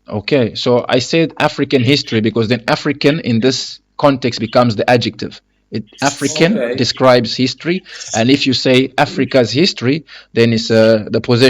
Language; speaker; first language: English; non-native, fluent; Lingala